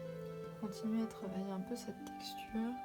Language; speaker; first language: French; native; French